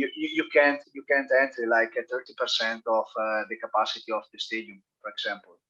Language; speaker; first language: English; non-native, learner; Italian